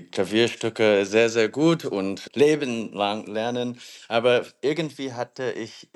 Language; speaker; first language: German; non-native, fluent; English